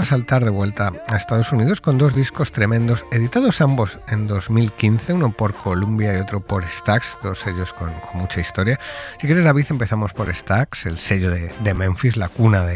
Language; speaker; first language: Spanish; native; Spanish